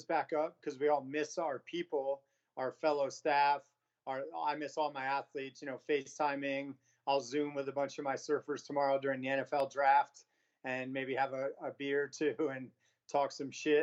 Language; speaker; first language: English; native; English